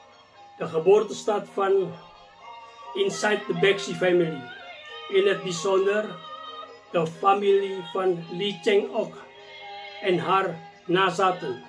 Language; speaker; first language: Dutch; non-native, fluent; Indonesian